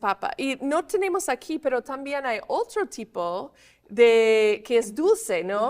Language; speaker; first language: Spanish; non-native, fluent; English